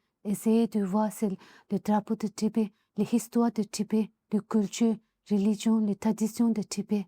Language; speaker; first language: French; non-native, learner; Tibetan